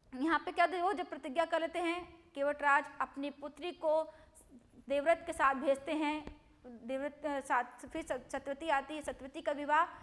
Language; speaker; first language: Hindi; non-native, local second language; Gujarati